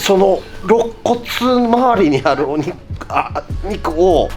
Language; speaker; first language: Japanese; native; Japanese